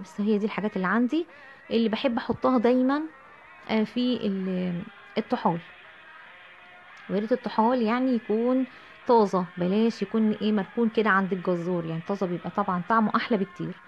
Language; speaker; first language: Arabic; native; Arabic